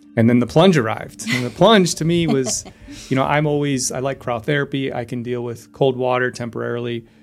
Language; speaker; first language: English; native; English